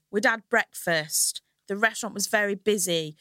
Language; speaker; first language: English; native; English